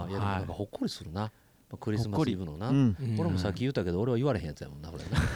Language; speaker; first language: Japanese; native; Japanese